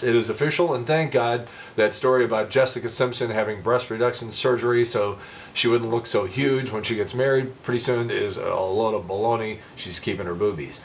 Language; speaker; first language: English; native; English